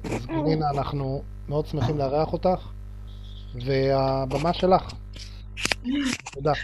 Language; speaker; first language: Hebrew; native; Hebrew